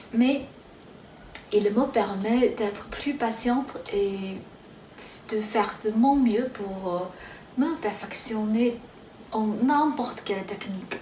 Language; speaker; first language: French; non-native, fluent; Chinese